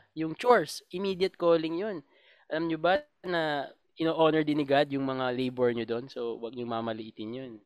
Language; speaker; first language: Filipino; native; Filipino